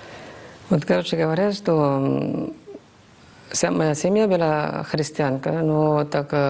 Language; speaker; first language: Russian; non-native, fluent; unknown